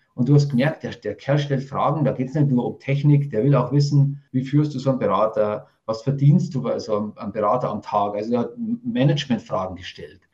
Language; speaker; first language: German; native; German